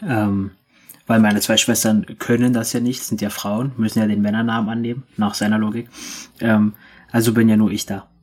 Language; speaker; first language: German; native; German